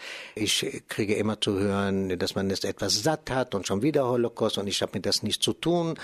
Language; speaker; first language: German; non-native, fluent; Hebrew